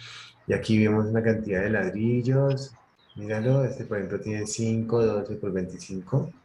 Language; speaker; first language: Spanish; native; Spanish